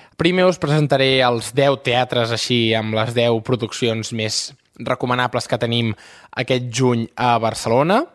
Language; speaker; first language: Catalan; native; Catalan